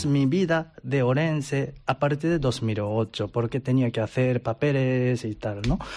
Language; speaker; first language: Spanish; non-native, learner; Japanese